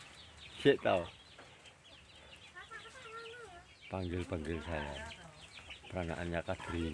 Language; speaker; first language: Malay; non-native, local second language; Javanese